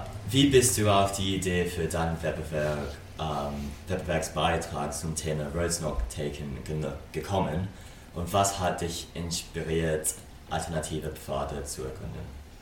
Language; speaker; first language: German; non-native, learner; English